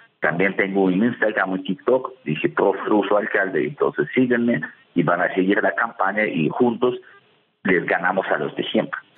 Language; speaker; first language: Spanish; non-native, fluent; Russian